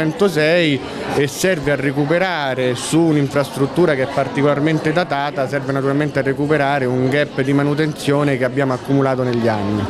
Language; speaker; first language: Italian; native; Italian